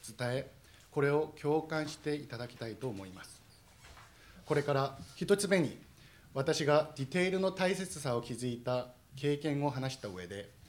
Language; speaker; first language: Japanese; non-native, fluent; Korean